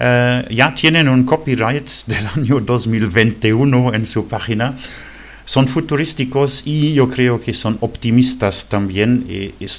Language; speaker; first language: Spanish; non-native, fluent; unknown